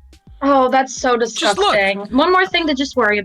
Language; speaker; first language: English; native; English